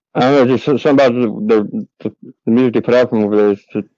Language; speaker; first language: English; native; English